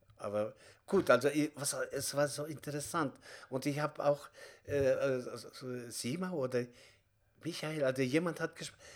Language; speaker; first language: German; non-native, fluent; Kazakh